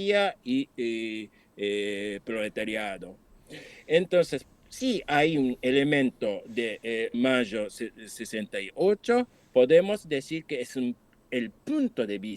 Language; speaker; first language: Spanish; non-native, fluent; Japanese